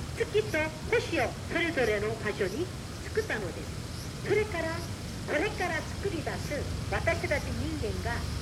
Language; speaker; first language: Japanese; non-native, fluent; Korean